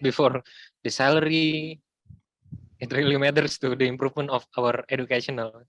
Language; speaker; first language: English; non-native, learner; Indonesian